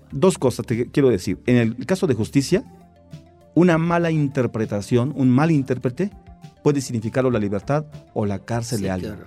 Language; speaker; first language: Spanish; non-native, local second language; Tzeltal